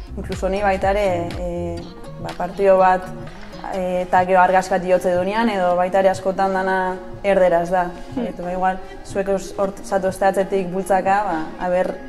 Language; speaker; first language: Basque; non-native, local second language; Spanish